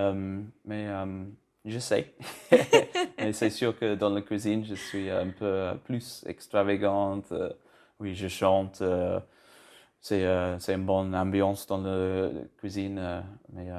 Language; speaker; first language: French; non-native, learner; English